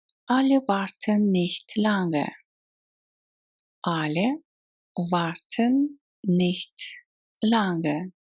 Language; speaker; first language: German; non-native, fluent; Russian